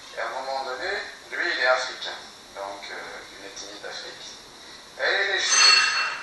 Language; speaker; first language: French; non-native, local second language; Kabyle